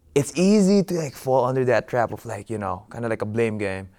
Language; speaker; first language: English; non-native, local second language; Filipino